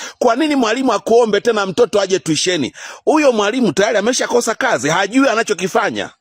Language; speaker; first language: Swahili; native; Swahili